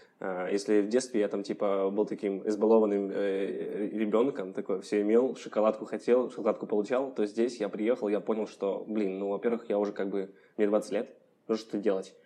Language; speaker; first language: Russian; native; Russian